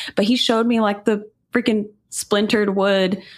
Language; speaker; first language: English; native; English